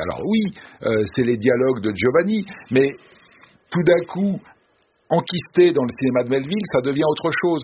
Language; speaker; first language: French; native; French